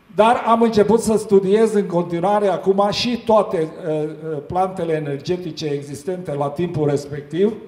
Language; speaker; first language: Romanian; non-native, local second language; Hungarian